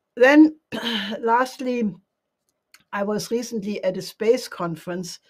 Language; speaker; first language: English; non-native, fluent; German